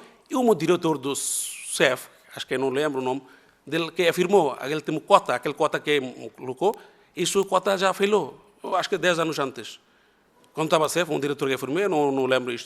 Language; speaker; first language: Portuguese; non-native, learner; Bangla